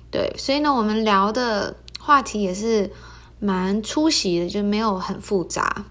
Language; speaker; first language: Chinese; early bilingual, heritage; Chinese